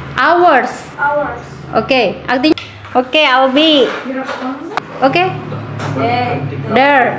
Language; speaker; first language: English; non-native, learner; Indonesian